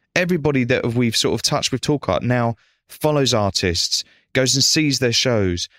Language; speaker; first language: English; native; English